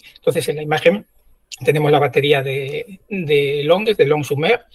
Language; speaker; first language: Spanish; native; Spanish